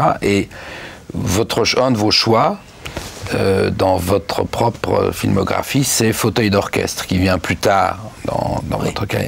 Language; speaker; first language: French; native; French